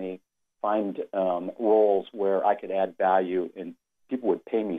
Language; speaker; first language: English; native; English